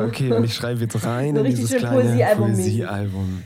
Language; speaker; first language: German; native; German